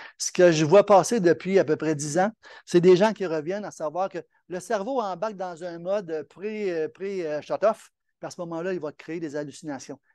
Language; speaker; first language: French; native; French